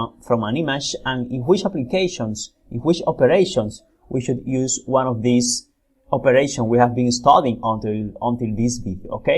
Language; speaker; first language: English; non-native, fluent; Spanish